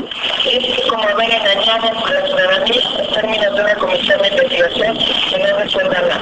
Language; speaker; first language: Spanish; native; Spanish